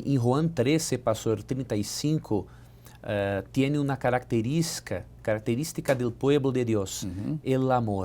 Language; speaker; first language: Spanish; non-native, learner; Portuguese